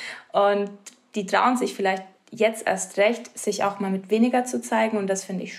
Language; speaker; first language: German; native; German